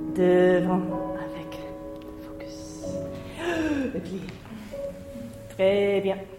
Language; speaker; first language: French; non-native, learner; English